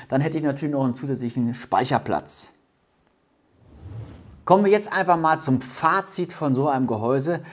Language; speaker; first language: German; native; German